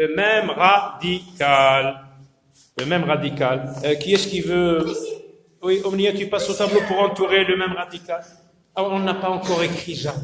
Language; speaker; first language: French; non-native, local second language; Arabic